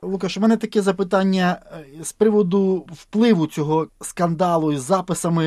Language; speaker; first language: Ukrainian; native; Ukrainian